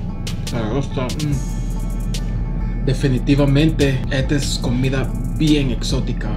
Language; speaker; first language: Spanish; early bilingual, other home language; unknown